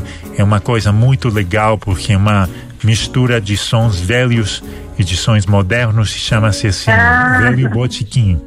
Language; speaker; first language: Portuguese; non-native, fluent; Spanish